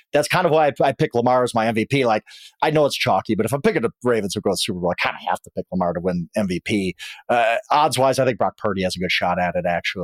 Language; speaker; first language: English; native; English